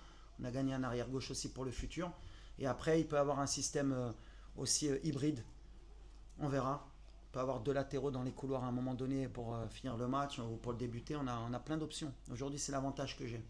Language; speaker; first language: French; native; French